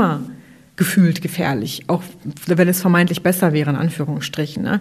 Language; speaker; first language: German; native; German